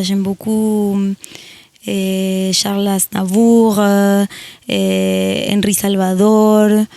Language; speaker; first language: French; non-native, fluent; Spanish